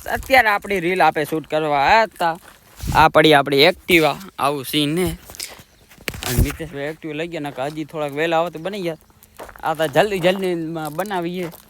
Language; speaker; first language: Gujarati; native; Gujarati